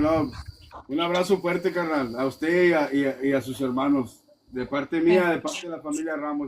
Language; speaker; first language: Spanish; early bilingual, other home language; English